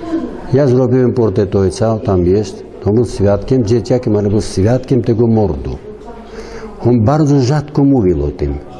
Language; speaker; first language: Polish; non-native, learner; Armenian